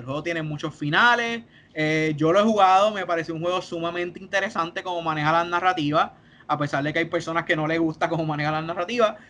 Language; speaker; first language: Spanish; native; Spanish